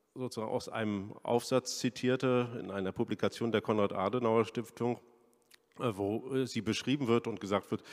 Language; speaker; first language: German; native; German